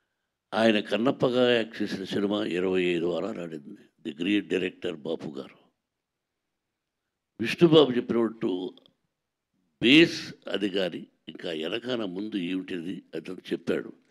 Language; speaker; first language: Telugu; native; Telugu